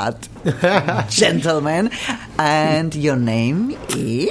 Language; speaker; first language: English; non-native, fluent; Polish